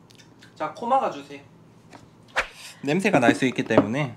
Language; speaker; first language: Korean; native; Korean